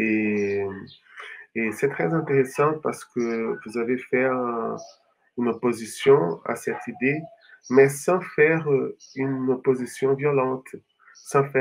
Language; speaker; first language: French; non-native, fluent; Portuguese